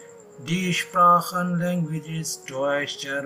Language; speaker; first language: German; non-native, fluent; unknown